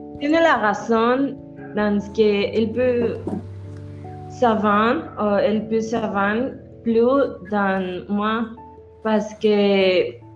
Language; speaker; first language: French; non-native, learner; Spanish